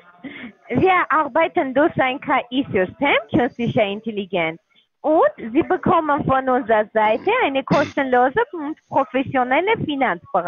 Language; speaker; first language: German; non-native, learner; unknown